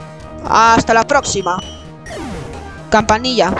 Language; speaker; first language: Spanish; native; Spanish